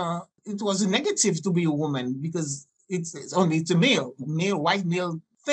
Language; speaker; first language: English; non-native, fluent; French